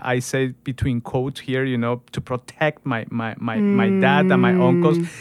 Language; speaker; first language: English; non-native, fluent; Spanish